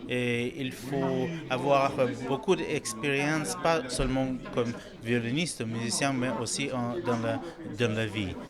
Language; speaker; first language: French; non-native, learner; Russian